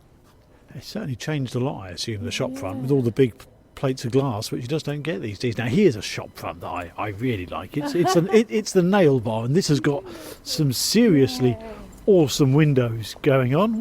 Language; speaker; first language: English; native; English